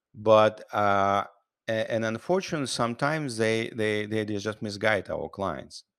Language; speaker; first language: English; non-native, fluent; Russian